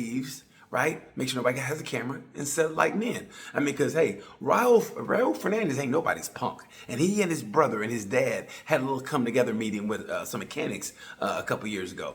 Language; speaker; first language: English; native; English